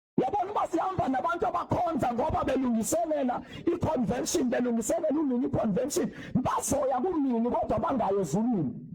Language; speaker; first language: Zulu; non-native, local second language; Xhosa